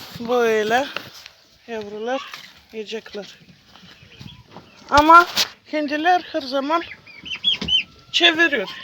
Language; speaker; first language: Turkish; non-native, learner; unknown